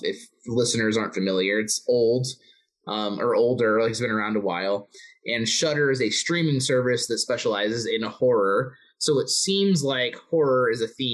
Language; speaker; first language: English; native; English